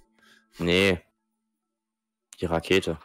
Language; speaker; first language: German; native; German